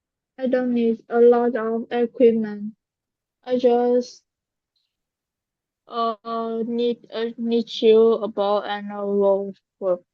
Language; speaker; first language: English; non-native, learner; Vietnamese